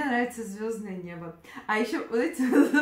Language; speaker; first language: Russian; native; Russian